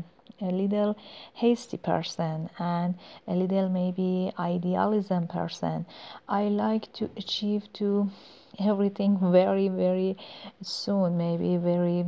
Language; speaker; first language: English; non-native, learner; Persian